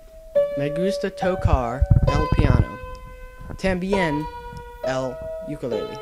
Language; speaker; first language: Spanish; non-native, learner; English